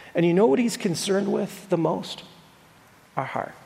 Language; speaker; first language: English; native; English